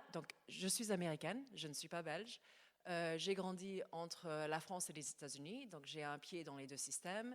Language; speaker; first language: French; non-native, fluent; English